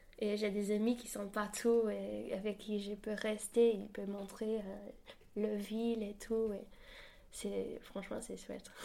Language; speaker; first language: French; non-native, fluent; English